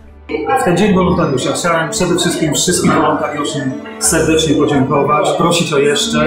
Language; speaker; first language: Polish; native; Polish